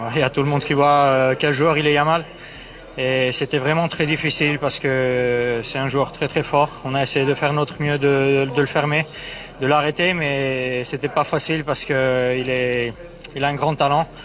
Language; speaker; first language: French; early bilingual, heritage; Armenian